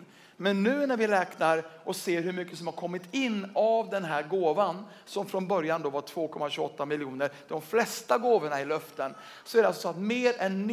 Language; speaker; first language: Swedish; native; Swedish